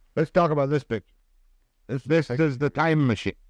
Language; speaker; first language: English; native; English